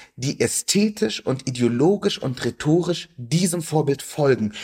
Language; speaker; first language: German; native; German